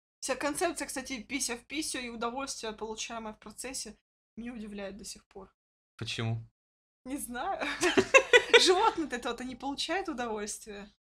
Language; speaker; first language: Russian; native; Russian